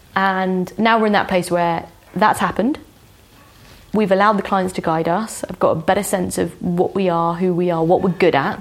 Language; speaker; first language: English; native; English